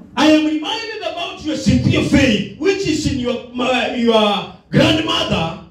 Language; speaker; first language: English; non-native, local second language; Swahili